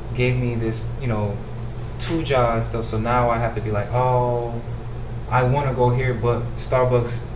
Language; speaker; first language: English; native; English